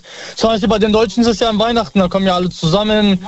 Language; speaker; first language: German; early bilingual, other home language; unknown